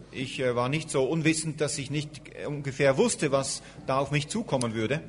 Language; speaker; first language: German; native; German